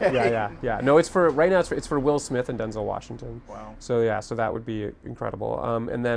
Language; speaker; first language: English; native; English